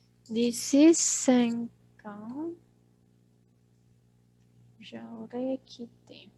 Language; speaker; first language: French; non-native, fluent; Indonesian